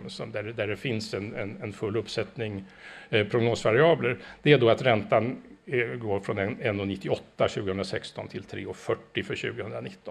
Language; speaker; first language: Swedish; native; Swedish